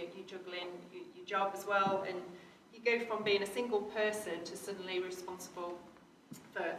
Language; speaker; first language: English; native; English